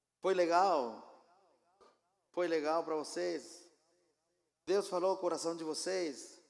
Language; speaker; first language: Portuguese; non-native, fluent; Spanish